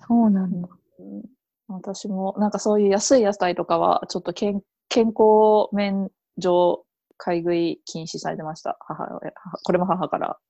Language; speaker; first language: Japanese; native; Japanese